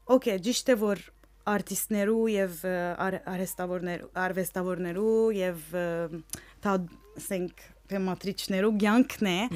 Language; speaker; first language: Armenian; early bilingual, heritage; Armenian